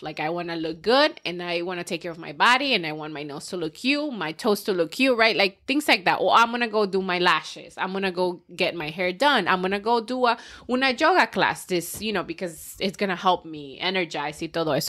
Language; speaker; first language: English; early bilingual, other home language; Spanish